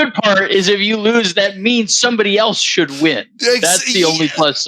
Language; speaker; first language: English; native; English